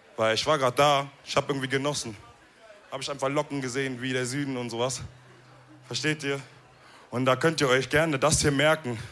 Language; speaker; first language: German; early bilingual, other home language; Wolof